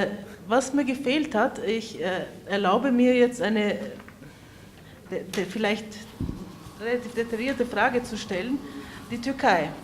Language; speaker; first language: German; early bilingual, other home language; Turkish